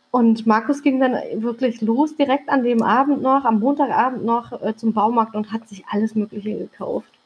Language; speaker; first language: German; early bilingual, other home language; Turkish